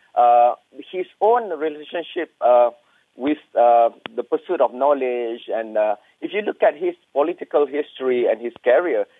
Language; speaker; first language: English; non-native, local second language; Malay